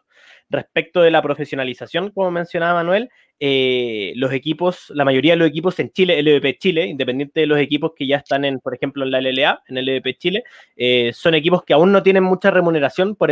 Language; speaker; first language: Spanish; native; Spanish